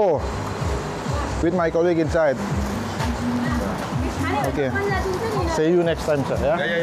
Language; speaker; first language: English; non-native, learner; Indonesian